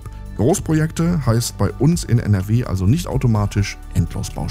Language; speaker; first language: German; native; German